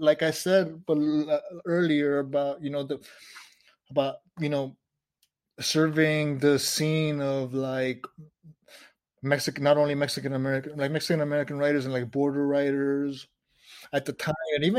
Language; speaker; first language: English; native; English